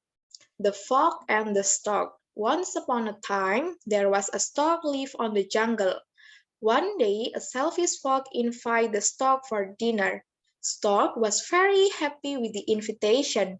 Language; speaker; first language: English; non-native, learner; Indonesian